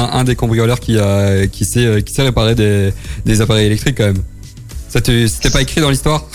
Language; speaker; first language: French; native; French